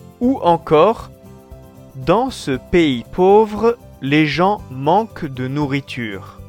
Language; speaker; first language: French; non-native, fluent; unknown